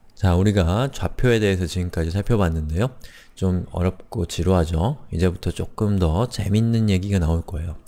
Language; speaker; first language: Korean; native; Korean